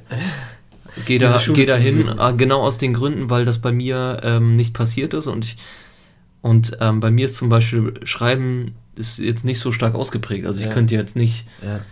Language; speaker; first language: German; early bilingual, other home language; Italian